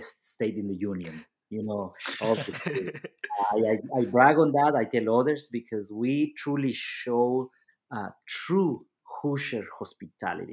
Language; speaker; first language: English; non-native, fluent; Spanish